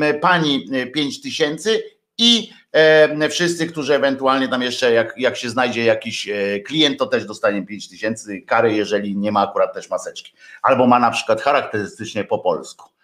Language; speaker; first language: Polish; native; Polish